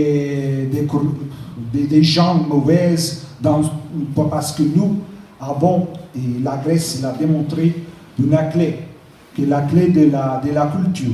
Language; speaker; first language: French; non-native, learner; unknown